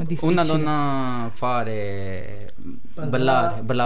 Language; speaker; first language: Italian; non-native, learner; Punjabi